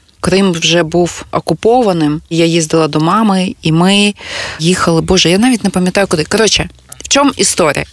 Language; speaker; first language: Ukrainian; non-native, local second language; Russian